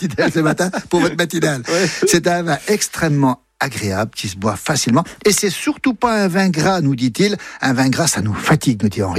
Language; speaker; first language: French; native; French